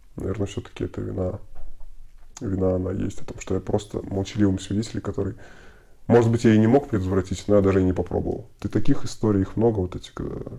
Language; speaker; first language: Russian; native; Russian